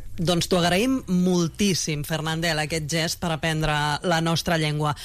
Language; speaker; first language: Catalan; native; Catalan